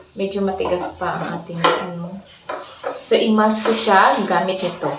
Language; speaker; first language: Filipino; non-native, local second language; Cebuano